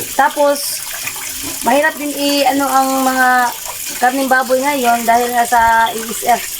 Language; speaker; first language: Filipino; non-native, local second language; Cebuano